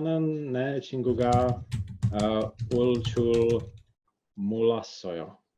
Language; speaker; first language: Korean; non-native, learner; English